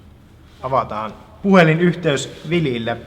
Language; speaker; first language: Finnish; native; Finnish